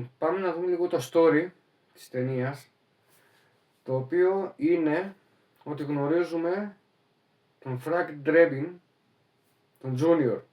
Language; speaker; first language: Greek; native; Greek